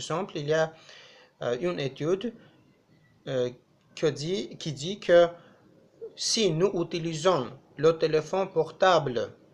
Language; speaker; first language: French; non-native, fluent; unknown